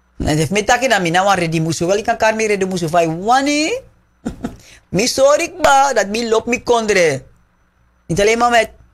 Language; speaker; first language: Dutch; native; Dutch